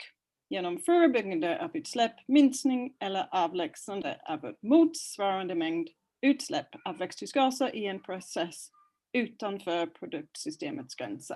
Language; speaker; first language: Swedish; non-native, fluent; English